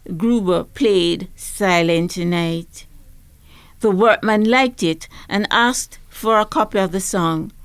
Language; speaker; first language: English; native; English